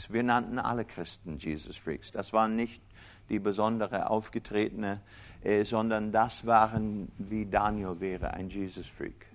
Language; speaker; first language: German; non-native, fluent; English